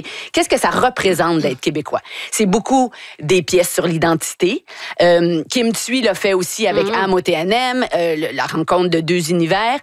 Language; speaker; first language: French; native; French